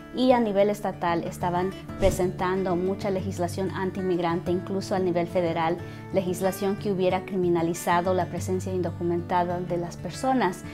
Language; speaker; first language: Spanish; early bilingual, heritage; Spanish